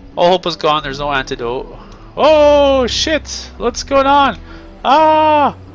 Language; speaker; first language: English; native; English